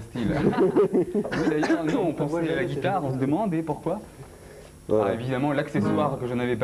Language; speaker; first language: French; native; French